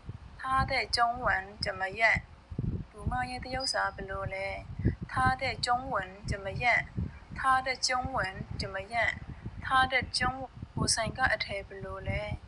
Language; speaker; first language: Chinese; non-native, fluent; Burmese